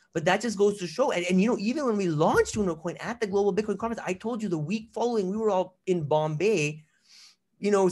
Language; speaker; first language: English; native; English